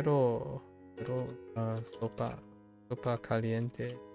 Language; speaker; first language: Spanish; non-native, learner; English